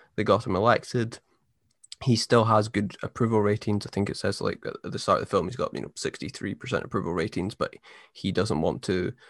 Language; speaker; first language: English; native; English